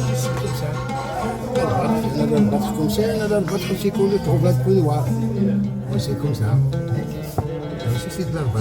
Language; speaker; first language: French; non-native, learner; Arabic